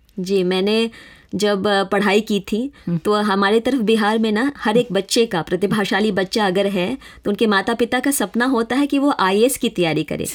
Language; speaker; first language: Hindi; non-native, local second language; Maithili